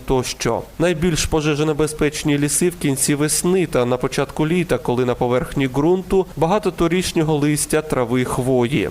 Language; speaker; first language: Ukrainian; native; Ukrainian